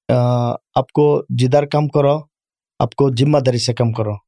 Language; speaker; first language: Urdu; non-native, fluent; Bangla